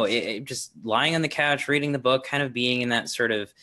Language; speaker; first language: English; native; English